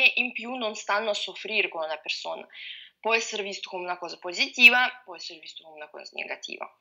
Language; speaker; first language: Italian; non-native, fluent; Russian